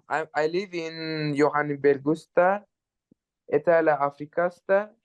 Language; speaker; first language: Finnish; non-native, learner; Uzbek